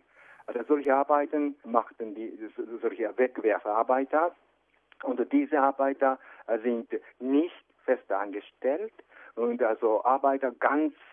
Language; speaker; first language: German; non-native, fluent; Japanese